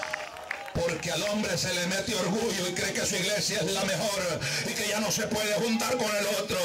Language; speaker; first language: Spanish; native; Spanish